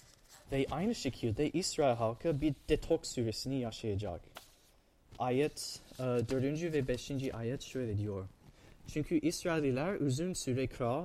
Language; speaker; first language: Turkish; non-native, fluent; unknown